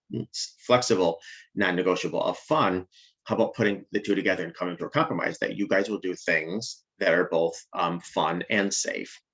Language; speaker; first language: English; native; English